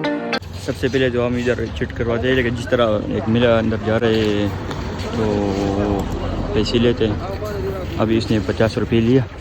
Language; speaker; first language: Hindi; non-native, local second language; Pashto